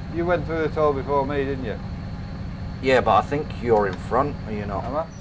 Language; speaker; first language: English; native; English